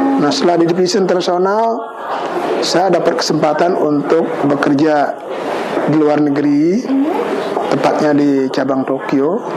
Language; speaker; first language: Indonesian; non-native, local second language; Balinese